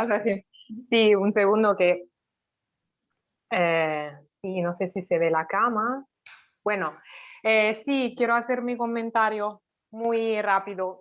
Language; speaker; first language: Spanish; non-native, fluent; Italian